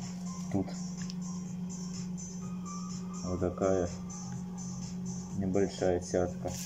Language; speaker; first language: Russian; native; Russian